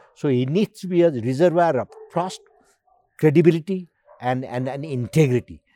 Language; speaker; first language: English; non-native, local second language; Nepali